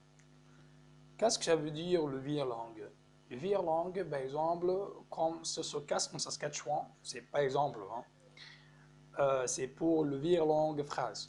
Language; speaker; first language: French; non-native, fluent; Arabic